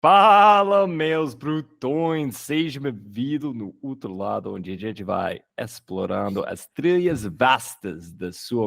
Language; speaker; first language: Portuguese; non-native, fluent; English